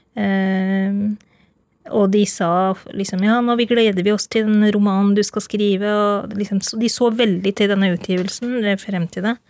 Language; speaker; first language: Norwegian; early bilingual, other home language; Urdu